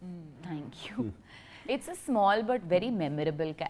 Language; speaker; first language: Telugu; non-native, learner; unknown